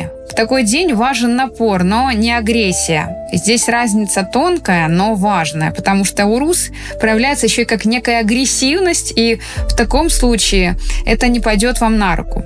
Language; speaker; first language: Russian; native; Russian